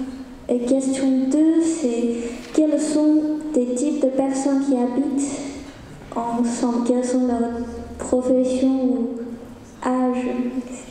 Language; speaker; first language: French; non-native, learner; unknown